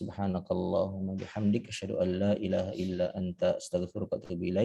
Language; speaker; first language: Arabic; non-native, fluent; Indonesian